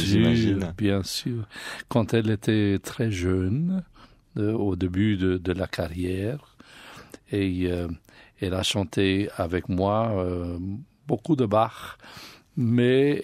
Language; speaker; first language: French; non-native, learner; English